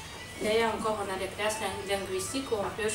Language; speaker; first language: French; non-native, learner; Russian